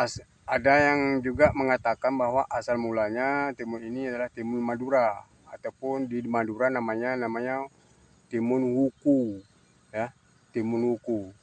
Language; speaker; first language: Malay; non-native, local second language; Achinese